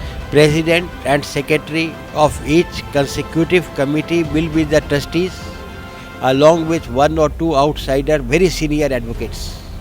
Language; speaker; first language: English; non-native, local second language; Bangla